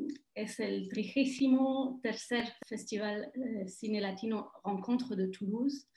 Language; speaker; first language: Spanish; non-native, fluent; French